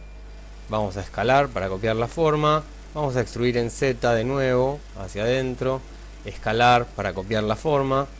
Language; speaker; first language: Spanish; native; Spanish